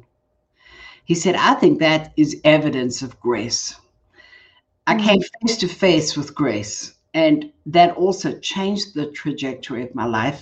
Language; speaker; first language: English; native; English